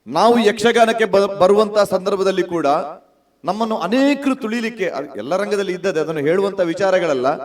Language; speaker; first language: Kannada; non-native, local second language; Tulu